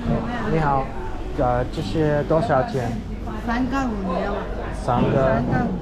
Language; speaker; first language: Chinese; non-native, learner; English